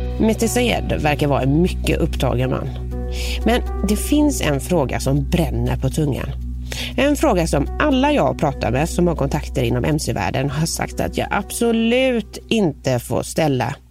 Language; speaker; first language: Swedish; native; Swedish